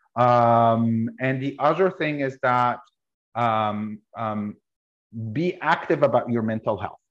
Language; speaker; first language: English; non-native, fluent; Arabic